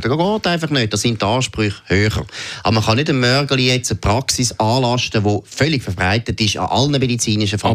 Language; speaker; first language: German; native; German